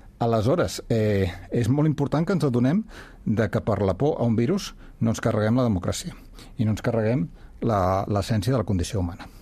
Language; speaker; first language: Catalan; native; Catalan